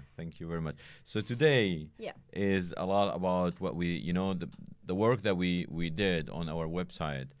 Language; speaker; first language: English; non-native, fluent; Arabic